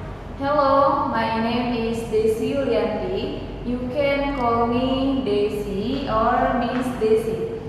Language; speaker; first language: English; non-native, learner; Indonesian